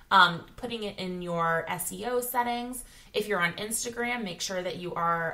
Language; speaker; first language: English; native; English